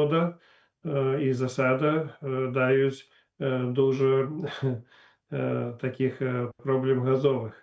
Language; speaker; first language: Polish; non-native, learner; Russian